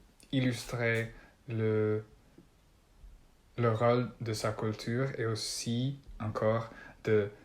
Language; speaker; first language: French; non-native, learner; Dutch